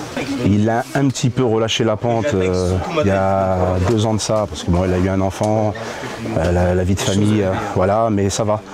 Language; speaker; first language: French; native; French